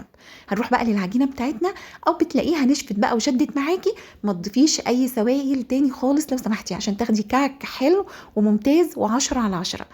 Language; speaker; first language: Arabic; native; Arabic